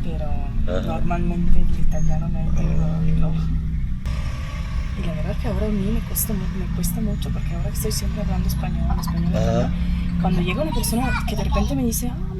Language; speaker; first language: Spanish; non-native, fluent; Italian